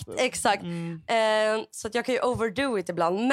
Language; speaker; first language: Swedish; native; Swedish